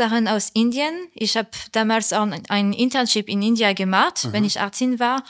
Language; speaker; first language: German; non-native, learner; French